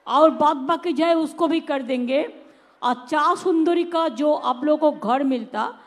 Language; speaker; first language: Hindi; non-native, local second language; Bangla